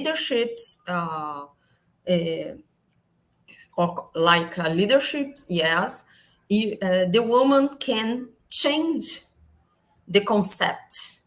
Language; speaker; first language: English; non-native, learner; Portuguese